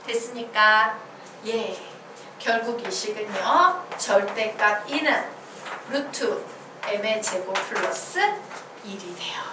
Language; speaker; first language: Korean; native; Korean